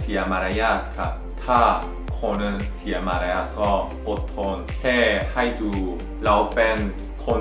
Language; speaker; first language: Thai; non-native, fluent; Korean